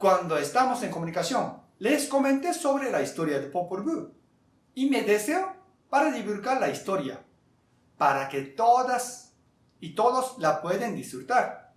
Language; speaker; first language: Spanish; non-native, fluent; Japanese